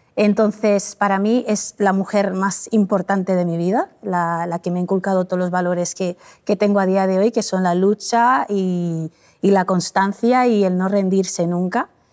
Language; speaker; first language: Spanish; early bilingual, other home language; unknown